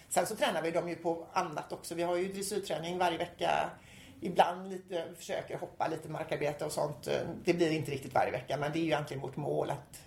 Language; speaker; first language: Swedish; native; Swedish